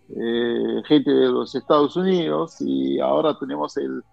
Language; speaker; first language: Spanish; non-native, fluent; German